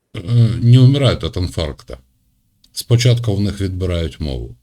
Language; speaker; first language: Ukrainian; non-native, local second language; Russian